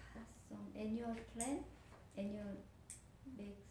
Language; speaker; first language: English; non-native, learner; Korean